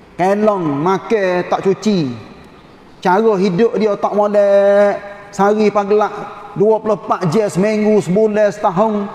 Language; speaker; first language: Malay; native; Malay